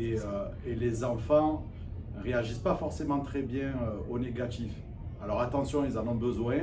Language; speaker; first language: French; native; French